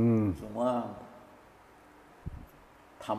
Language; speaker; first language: Indonesian; early bilingual, other home language; Min Nan Chinese